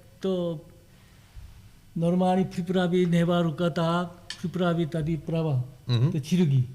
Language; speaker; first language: Czech; non-native, learner; Korean